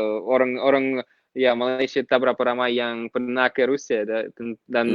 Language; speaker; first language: Indonesian; non-native, fluent; Russian